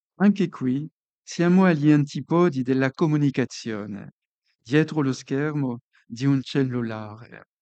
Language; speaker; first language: Italian; non-native, fluent; French